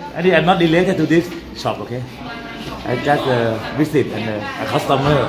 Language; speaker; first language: English; non-native, learner; Thai